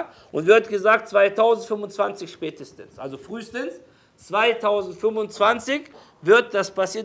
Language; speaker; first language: German; non-native, fluent; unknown